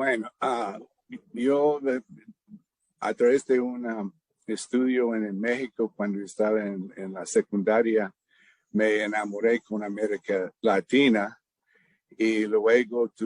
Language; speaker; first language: Spanish; non-native, fluent; English